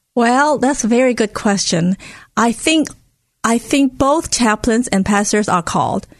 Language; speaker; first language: English; non-native, local second language; Cantonese